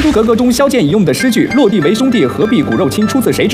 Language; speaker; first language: Chinese; native; Chinese